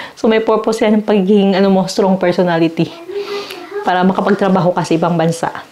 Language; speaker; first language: Filipino; native; Filipino